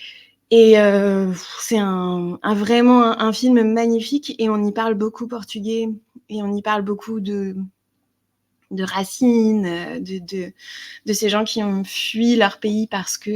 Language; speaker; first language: French; native; French